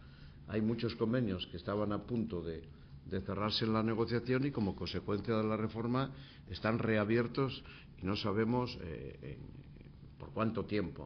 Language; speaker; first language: Spanish; native; Spanish